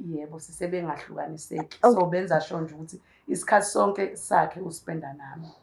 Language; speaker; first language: Zulu; native; Zulu